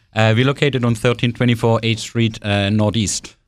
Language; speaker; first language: English; non-native, fluent; German